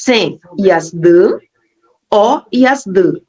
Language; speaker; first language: Turkish; non-native, learner; Portuguese